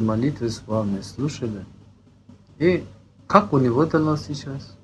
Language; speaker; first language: Russian; non-native, fluent; Persian